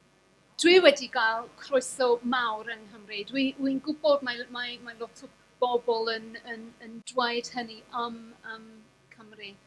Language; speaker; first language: Welsh; non-native, fluent; English